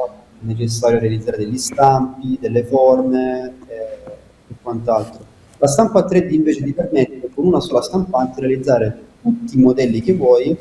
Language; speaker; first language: Italian; native; Italian